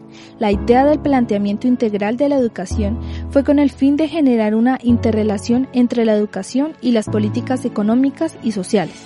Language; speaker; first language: Spanish; native; Spanish